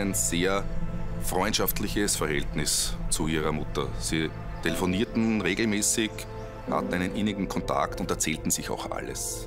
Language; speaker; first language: German; native; German